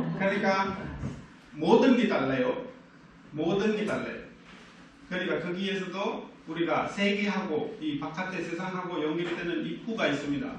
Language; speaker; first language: Korean; non-native, fluent; Sinhala